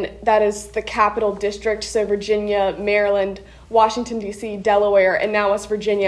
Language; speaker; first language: English; native; English